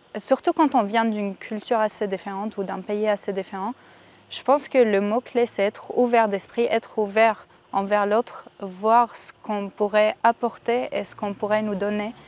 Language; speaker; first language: French; non-native, fluent; Arabic